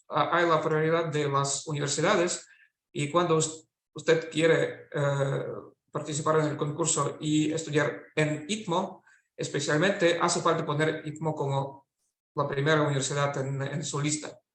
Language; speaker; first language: Spanish; non-native, fluent; Russian